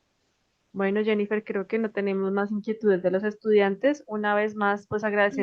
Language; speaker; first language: Spanish; native; Spanish